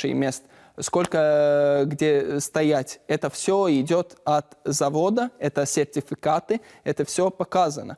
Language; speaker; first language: Russian; non-native, learner; Latvian